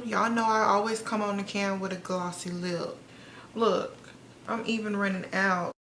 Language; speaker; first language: English; native; English